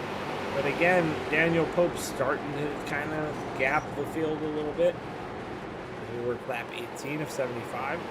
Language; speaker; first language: English; native; English